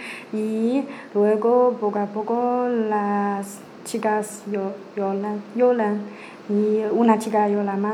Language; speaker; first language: Spanish; non-native, learner; Chinese